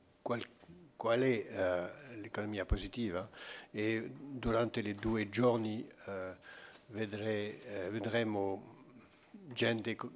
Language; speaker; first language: Italian; non-native, fluent; French